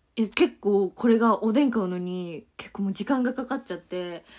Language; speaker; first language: Japanese; native; Japanese